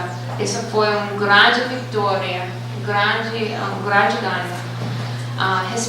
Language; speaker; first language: Portuguese; non-native, fluent; English